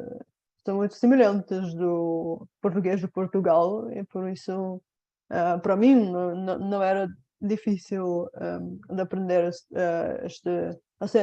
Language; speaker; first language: Portuguese; non-native, fluent; Bulgarian